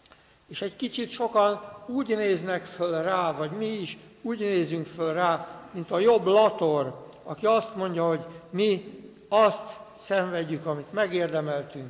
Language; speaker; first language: Hungarian; native; Hungarian